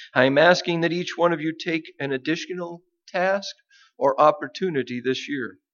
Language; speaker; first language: English; native; English